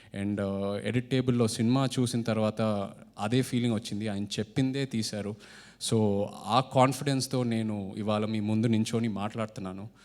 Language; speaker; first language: Telugu; native; Telugu